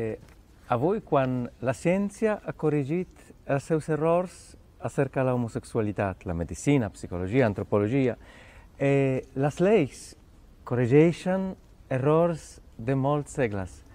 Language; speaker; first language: Catalan; non-native, fluent; Polish